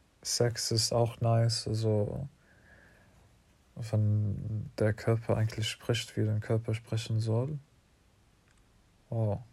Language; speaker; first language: German; non-native, learner; English